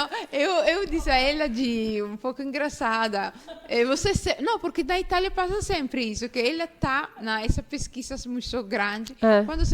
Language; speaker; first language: Portuguese; non-native, fluent; Italian